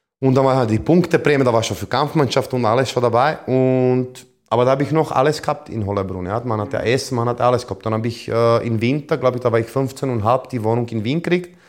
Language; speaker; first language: German; non-native, fluent; Croatian